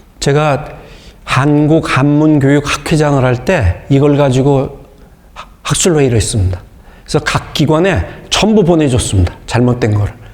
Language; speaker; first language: Korean; native; Korean